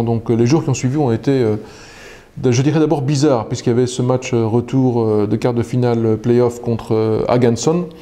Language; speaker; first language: French; native; French